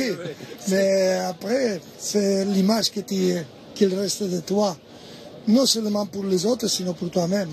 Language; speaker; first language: French; non-native, learner; Spanish